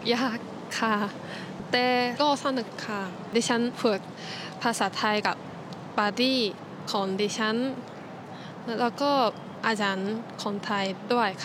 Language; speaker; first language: Thai; non-native, learner; Japanese